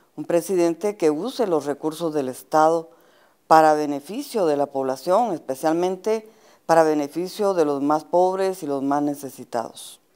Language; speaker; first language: Spanish; native; Spanish